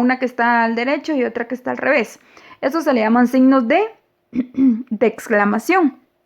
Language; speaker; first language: Spanish; native; Spanish